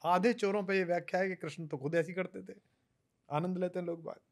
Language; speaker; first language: Hindi; native; Hindi